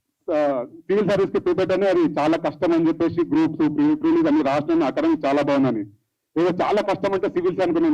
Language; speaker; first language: Telugu; native; Telugu